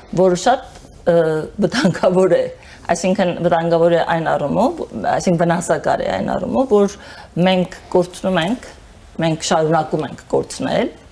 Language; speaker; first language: Armenian; early bilingual, heritage; Armenian